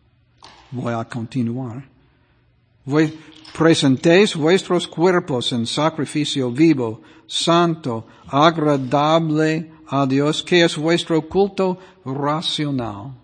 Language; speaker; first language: Spanish; non-native, fluent; English